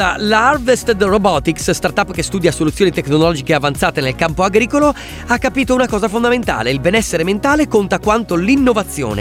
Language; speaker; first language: Italian; native; Italian